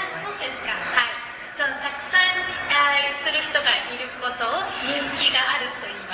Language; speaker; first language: Japanese; native; Japanese